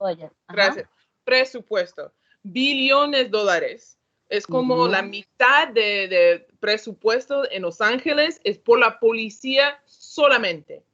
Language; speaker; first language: Spanish; non-native, learner; English